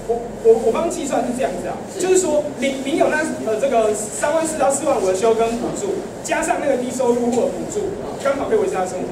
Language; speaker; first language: Chinese; native; Chinese